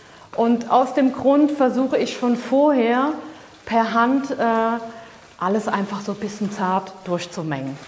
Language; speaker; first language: German; native; German